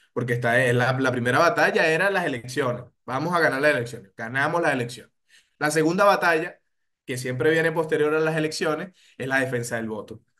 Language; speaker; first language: Spanish; native; Spanish